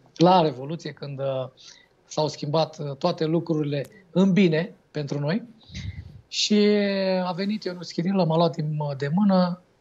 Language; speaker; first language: Romanian; native; Romanian